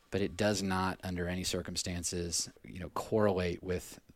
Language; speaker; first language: English; native; English